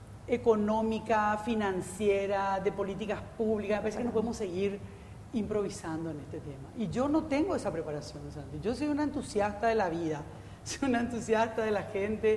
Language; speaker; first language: Spanish; native; Spanish